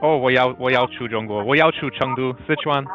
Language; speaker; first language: Chinese; non-native, learner; English